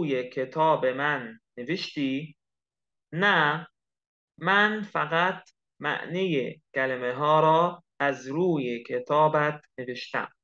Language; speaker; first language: Persian; non-native, fluent; Arabic